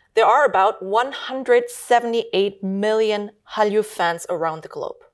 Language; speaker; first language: English; early bilingual, heritage; German